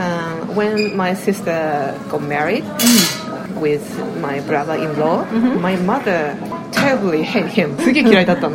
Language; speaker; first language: English; non-native, fluent; Japanese